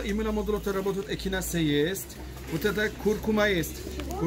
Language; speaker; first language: Russian; non-native, learner; Turkish